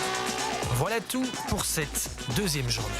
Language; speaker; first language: French; native; French